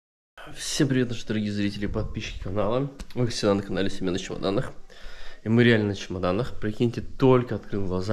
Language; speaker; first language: Russian; native; Russian